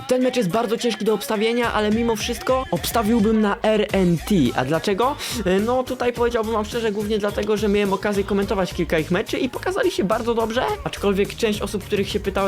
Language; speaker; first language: Polish; native; Polish